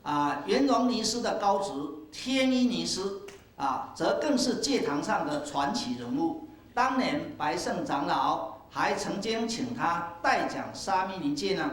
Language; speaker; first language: Chinese; native; Chinese